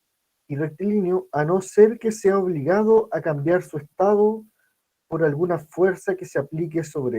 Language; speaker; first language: Spanish; native; Spanish